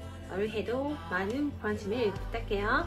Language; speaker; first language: Korean; non-native, fluent; Japanese